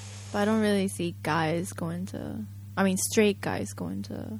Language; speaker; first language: English; early bilingual, other home language; Japanese